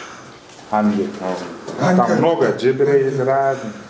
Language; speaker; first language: Russian; non-native, learner; Kyrgyz